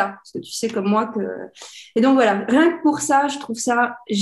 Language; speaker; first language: French; native; French